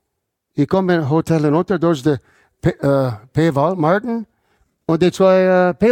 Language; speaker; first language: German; non-native, fluent; English